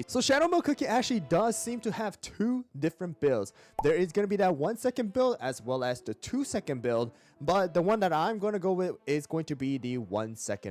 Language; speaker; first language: English; native; English